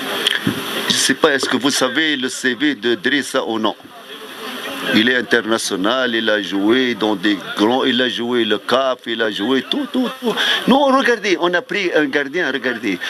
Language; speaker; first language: French; non-native, fluent; Arabic